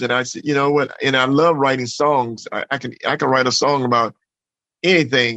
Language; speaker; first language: English; native; English